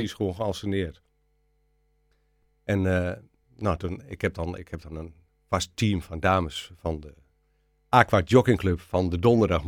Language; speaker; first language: Dutch; native; Dutch